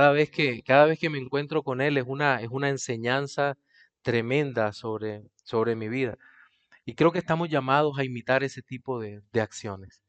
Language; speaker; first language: Spanish; native; Spanish